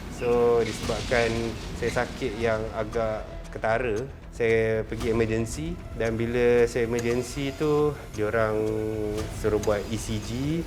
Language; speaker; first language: Malay; native; Malay